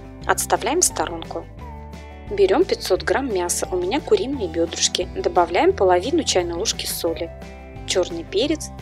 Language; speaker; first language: Russian; native; Russian